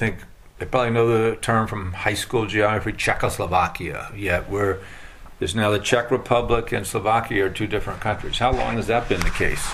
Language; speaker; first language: English; native; English